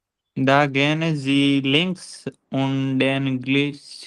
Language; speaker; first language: German; non-native, learner; Hindi